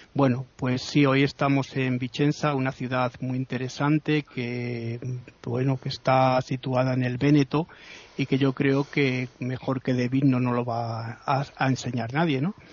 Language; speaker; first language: Spanish; native; Spanish